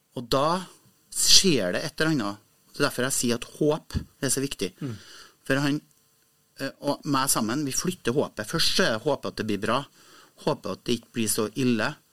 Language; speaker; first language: Norwegian; native; Norwegian